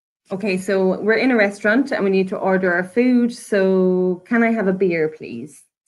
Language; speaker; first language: English; native; English